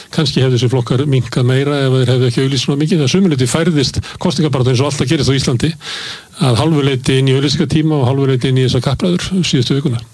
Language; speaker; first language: Icelandic; native; Icelandic